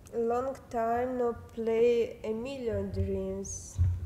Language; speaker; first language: English; non-native, learner; Belarusian